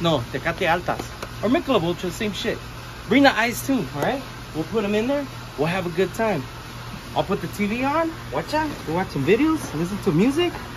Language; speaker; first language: English; early bilingual, other home language; Spanish